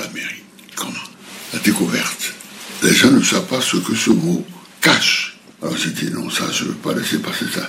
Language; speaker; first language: French; non-native, local second language; Fon